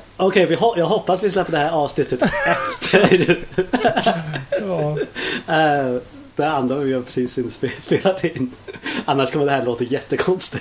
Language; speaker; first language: Swedish; non-native, fluent; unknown